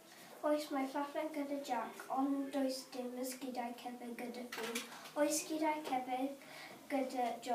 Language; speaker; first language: Welsh; non-native, learner; English